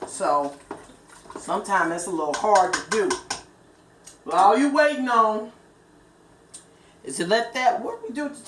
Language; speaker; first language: English; native; English